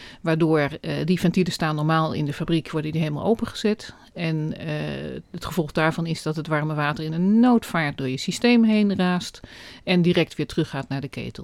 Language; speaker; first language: Dutch; native; Dutch